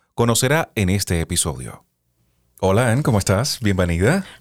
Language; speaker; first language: Spanish; native; Spanish